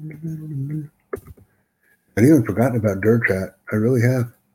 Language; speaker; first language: English; native; English